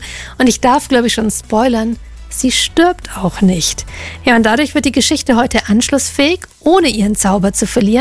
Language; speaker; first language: German; native; German